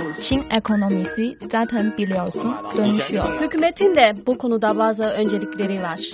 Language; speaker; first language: Turkish; non-native, fluent; Chinese